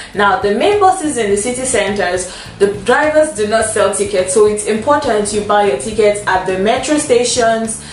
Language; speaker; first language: English; non-native, local second language; Igbo